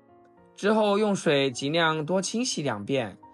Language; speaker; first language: Chinese; native; Chinese